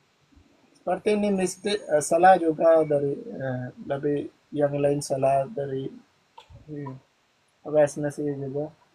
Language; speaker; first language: Indonesian; non-native, learner; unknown